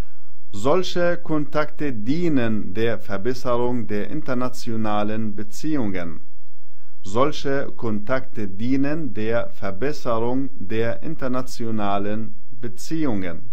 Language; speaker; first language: German; non-native, fluent; Arabic